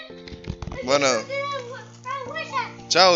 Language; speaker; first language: Spanish; native; Spanish